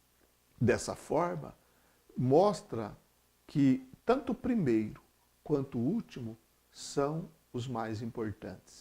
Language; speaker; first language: Portuguese; native; Portuguese